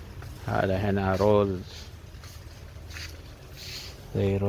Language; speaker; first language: Arabic; non-native, learner; Urdu